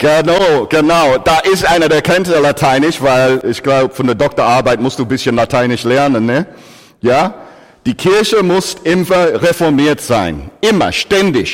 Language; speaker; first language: German; non-native, fluent; English